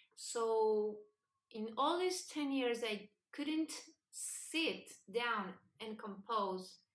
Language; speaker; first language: English; non-native, fluent; Spanish